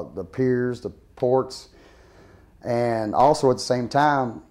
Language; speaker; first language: English; native; English